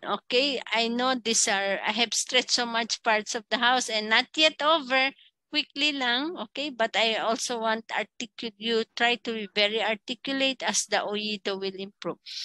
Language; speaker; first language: English; non-native, local second language; Filipino